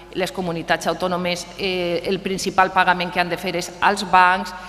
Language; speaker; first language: Catalan; native; Catalan